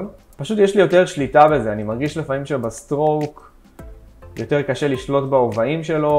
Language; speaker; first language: Hebrew; native; Hebrew